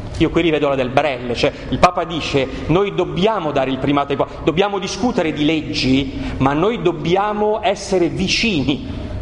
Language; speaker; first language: Italian; native; Italian